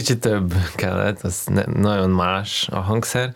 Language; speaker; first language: Hungarian; early bilingual, heritage; Hungarian